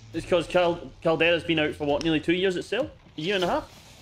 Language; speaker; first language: English; native; English